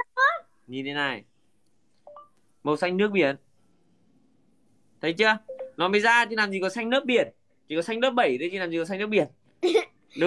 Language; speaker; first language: Vietnamese; native; Vietnamese